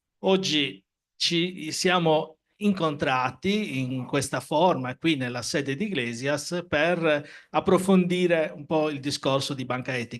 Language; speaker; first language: Italian; native; Italian